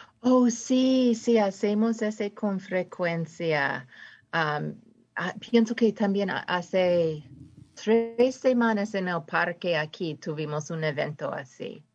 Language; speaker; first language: Spanish; non-native, fluent; English